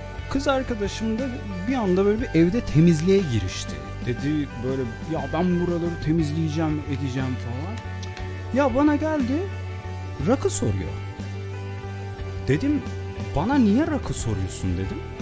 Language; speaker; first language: Turkish; native; Turkish